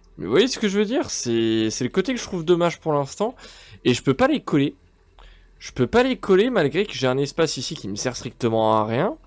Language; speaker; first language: French; native; French